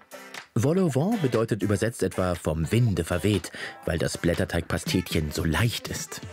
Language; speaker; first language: German; native; German